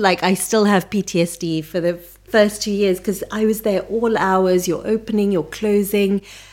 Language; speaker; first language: English; early bilingual, other home language; Punjabi